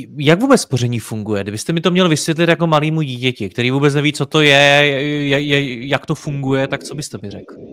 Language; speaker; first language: Czech; native; Czech